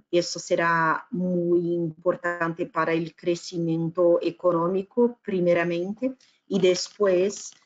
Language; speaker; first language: Spanish; non-native, fluent; Portuguese